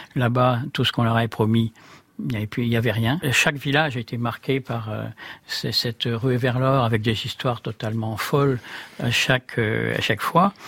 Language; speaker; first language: French; native; French